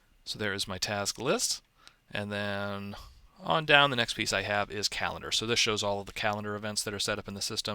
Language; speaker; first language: English; native; English